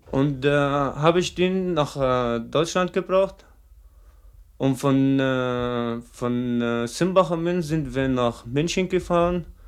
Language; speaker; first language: German; non-native, fluent; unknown